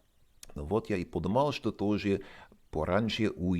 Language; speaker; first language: Russian; non-native, fluent; English